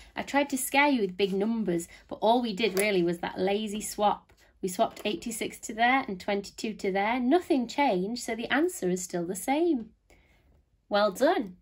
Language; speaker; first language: English; native; English